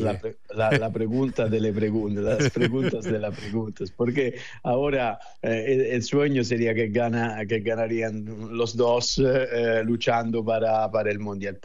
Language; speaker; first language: Spanish; non-native, fluent; Italian